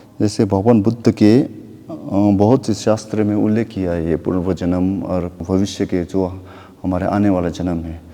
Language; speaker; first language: Hindi; non-native, local second language; Nepali